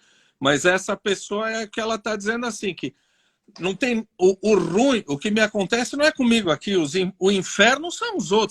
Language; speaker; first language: Portuguese; native; Portuguese